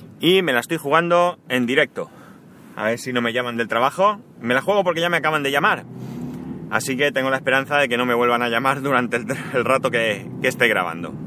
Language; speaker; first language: Spanish; native; Spanish